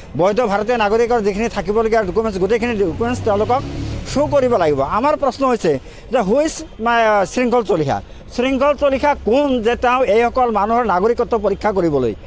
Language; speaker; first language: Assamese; non-native, local second language; Bangla